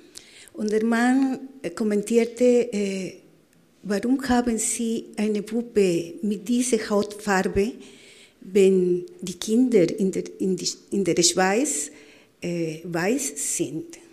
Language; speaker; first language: German; non-native, fluent; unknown